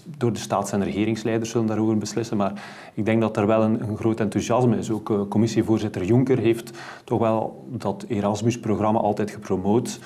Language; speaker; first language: Dutch; native; Dutch